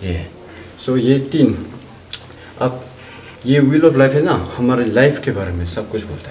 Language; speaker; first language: Hindi; non-native, learner; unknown